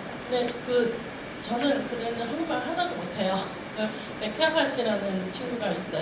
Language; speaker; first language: Korean; non-native, fluent; Chinese